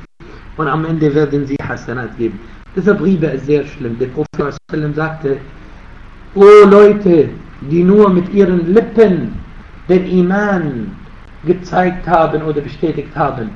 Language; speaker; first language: German; non-native, fluent; Arabic